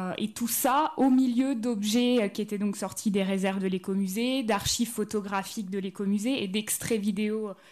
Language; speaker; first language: French; native; French